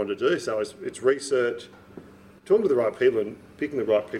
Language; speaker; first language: English; native; English